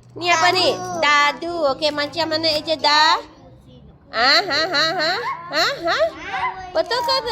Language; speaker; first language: Malay; non-native, local second language; Chinese